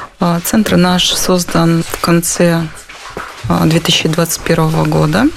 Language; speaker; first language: Russian; native; Russian